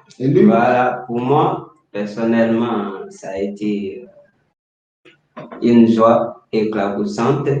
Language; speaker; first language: French; non-native, fluent; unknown